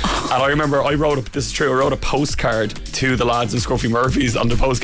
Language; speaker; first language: English; native; English